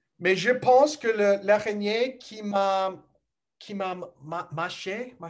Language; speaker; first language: French; non-native, learner; English